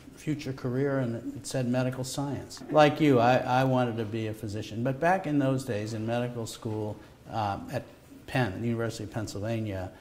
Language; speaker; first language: English; native; English